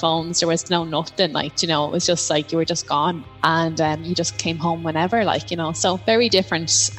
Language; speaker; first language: English; native; English